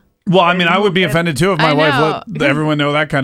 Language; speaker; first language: English; native; English